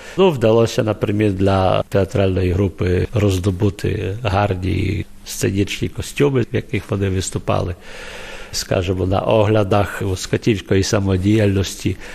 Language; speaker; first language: Ukrainian; early bilingual, heritage; Ukrainian